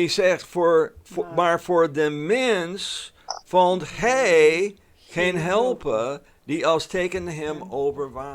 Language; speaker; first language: Dutch; non-native, fluent; English